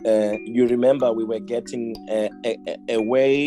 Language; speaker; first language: English; non-native, local second language; Shona